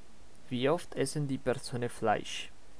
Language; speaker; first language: German; non-native, learner; Spanish